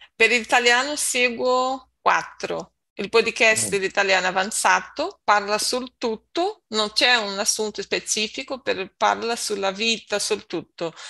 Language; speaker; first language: Italian; non-native, learner; Portuguese